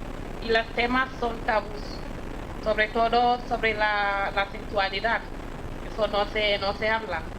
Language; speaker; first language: Spanish; non-native, fluent; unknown